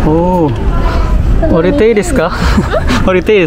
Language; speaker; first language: Japanese; non-native, learner; Indonesian